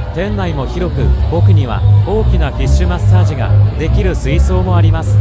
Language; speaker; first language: Japanese; non-native, fluent; Khmer